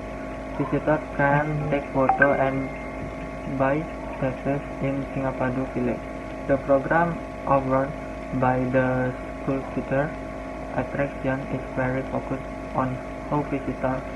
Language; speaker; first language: English; non-native, learner; Indonesian